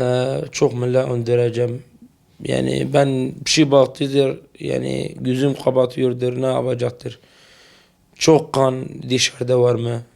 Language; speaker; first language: Turkish; non-native, learner; Arabic